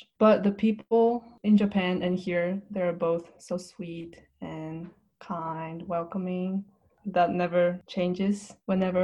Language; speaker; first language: English; non-native, fluent; Japanese